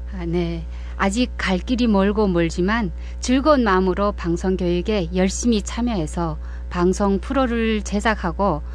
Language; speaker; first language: Korean; early bilingual, heritage; Korean